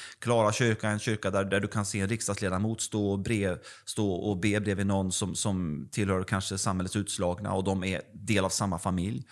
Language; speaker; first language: Swedish; native; Swedish